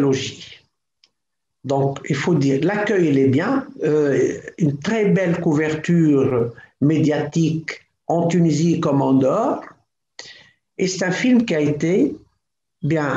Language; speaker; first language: French; non-native, local second language; Arabic